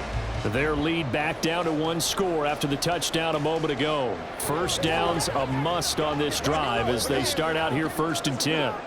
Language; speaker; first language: English; native; English